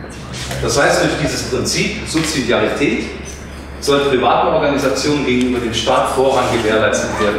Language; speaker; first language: German; native; German